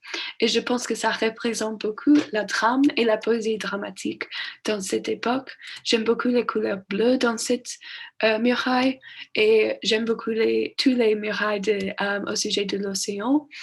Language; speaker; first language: French; non-native, learner; English